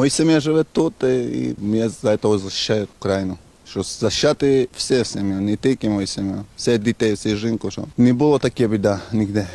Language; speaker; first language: Ukrainian; non-native, learner; Georgian